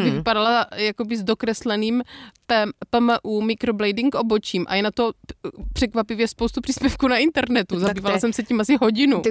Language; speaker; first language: Czech; native; Czech